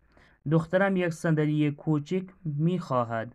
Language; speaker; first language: Persian; non-native, fluent; Urdu